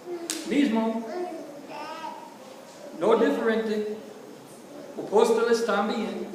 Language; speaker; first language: Spanish; non-native, learner; English